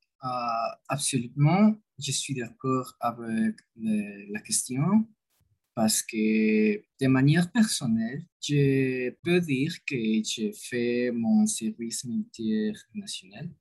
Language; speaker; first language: French; non-native, learner; Spanish